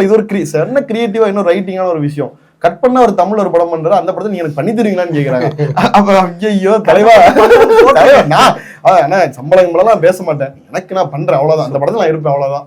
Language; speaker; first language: Tamil; native; Tamil